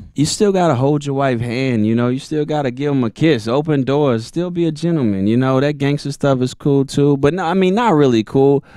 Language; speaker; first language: English; native; English